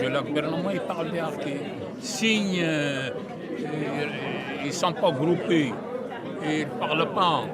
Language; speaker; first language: French; non-native, fluent; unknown